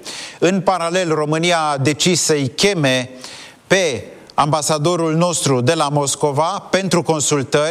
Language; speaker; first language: Romanian; native; Romanian